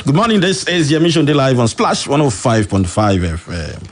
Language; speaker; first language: English; non-native, local second language; Yoruba